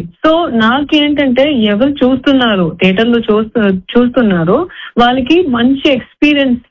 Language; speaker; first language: Telugu; non-native, fluent; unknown